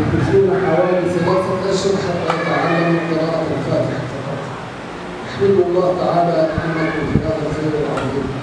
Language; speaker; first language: Arabic; native; Arabic